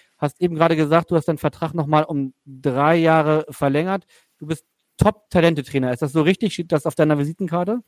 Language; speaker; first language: German; native; German